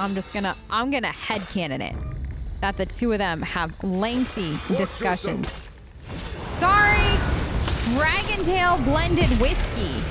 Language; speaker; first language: English; native; English